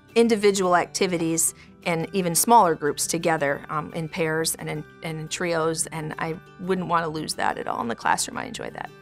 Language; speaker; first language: English; native; English